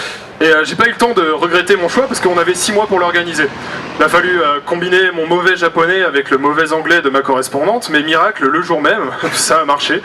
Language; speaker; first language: French; native; French